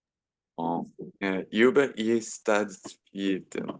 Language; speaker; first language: German; non-native, learner; Portuguese